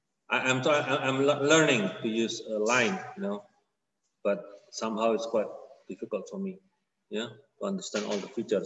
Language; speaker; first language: English; non-native, fluent; Indonesian